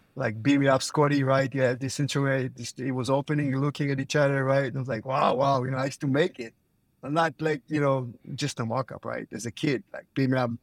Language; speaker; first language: English; non-native, fluent; Hebrew